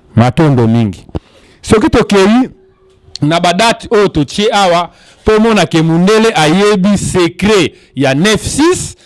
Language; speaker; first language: Lingala; non-native, local second language; Kongo